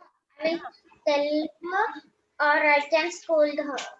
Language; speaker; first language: English; non-native, learner; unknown